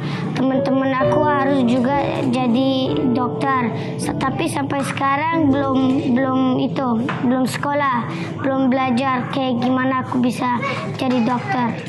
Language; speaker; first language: Indonesian; early bilingual, other home language; Persian